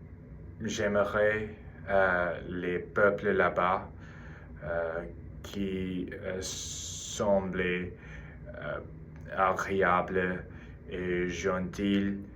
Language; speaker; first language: French; non-native, learner; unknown